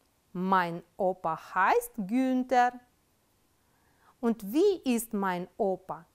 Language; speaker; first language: German; non-native, fluent; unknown